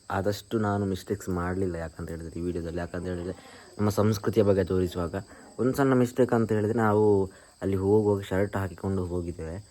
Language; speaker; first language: Kannada; non-native, local second language; Tulu